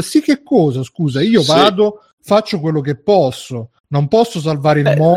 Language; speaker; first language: Italian; native; Italian